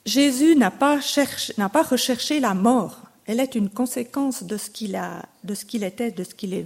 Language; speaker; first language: French; native; French